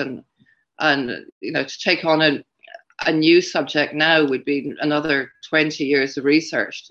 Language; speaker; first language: English; native; English